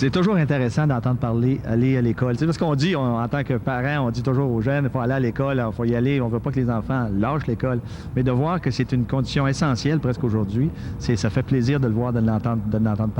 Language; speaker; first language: French; native; French